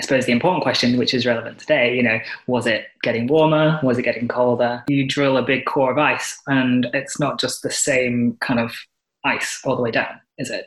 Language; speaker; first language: English; native; English